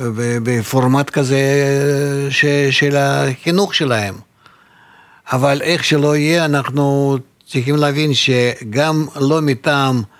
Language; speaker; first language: Hebrew; non-native, fluent; Russian